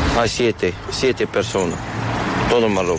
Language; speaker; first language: Spanish; non-native, learner; Arabic